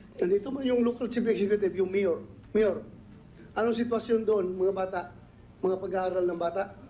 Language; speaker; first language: Filipino; non-native, local second language; Cebuano